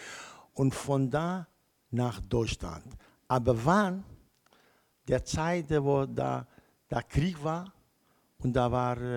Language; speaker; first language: German; non-native, learner; Kurdish